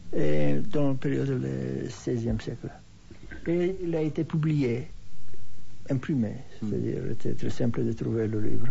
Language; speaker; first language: French; non-native, fluent; Hebrew